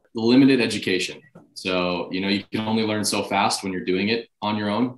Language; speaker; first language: English; native; English